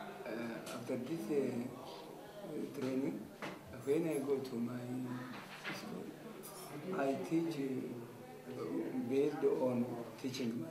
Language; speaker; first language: English; non-native, learner; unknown